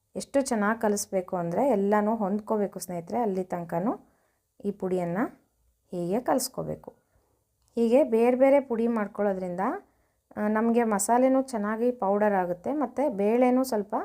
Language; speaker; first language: Kannada; native; Kannada